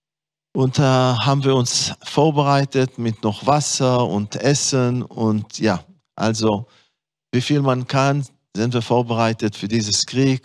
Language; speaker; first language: German; non-native, fluent; Hebrew